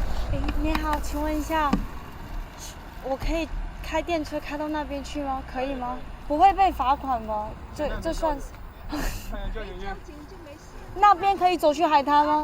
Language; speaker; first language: Chinese; early bilingual, heritage; Chinese